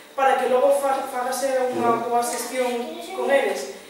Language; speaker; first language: Galician; non-native, local second language; Spanish